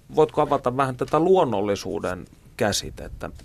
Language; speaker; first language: Finnish; native; Finnish